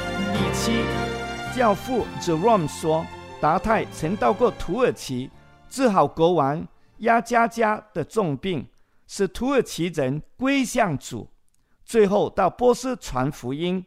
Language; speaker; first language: Chinese; native; Chinese